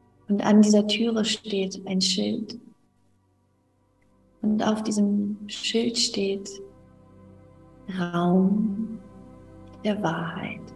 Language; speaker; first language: German; native; German